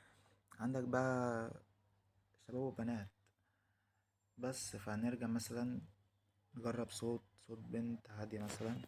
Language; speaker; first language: Arabic; native; Arabic